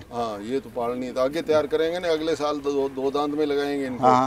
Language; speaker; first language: Hindi; native; Hindi